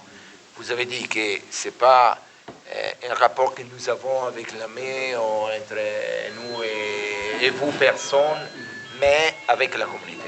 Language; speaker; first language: French; non-native, learner; Italian